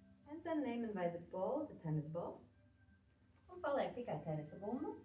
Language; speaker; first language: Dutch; non-native, fluent; Latvian